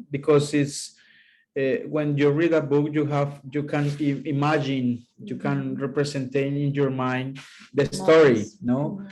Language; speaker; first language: English; non-native, learner; Spanish